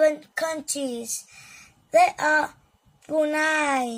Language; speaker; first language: English; non-native, learner; Vietnamese